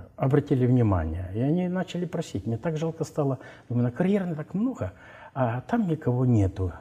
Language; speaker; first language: Russian; non-native, local second language; Ukrainian